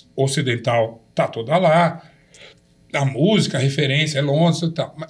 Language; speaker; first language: Portuguese; native; Portuguese